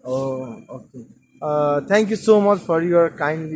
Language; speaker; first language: English; non-native, learner; Nepali